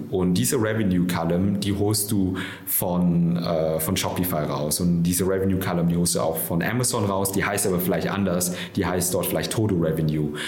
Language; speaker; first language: German; early bilingual, other home language; Vietnamese